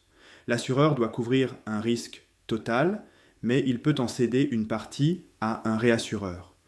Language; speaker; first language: French; native; French